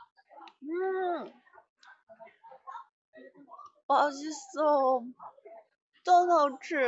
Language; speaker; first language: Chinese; non-native, learner; Korean